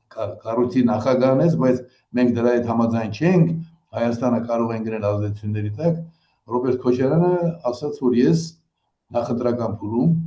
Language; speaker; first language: Armenian; native; Armenian